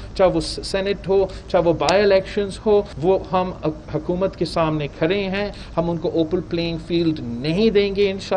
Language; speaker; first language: Urdu; native; Urdu